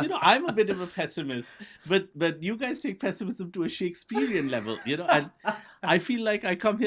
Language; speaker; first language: English; non-native, local second language; Bangla